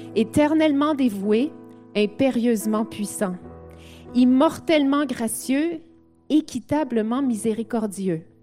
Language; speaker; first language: French; native; French